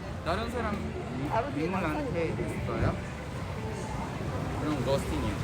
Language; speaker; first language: Korean; non-native, learner; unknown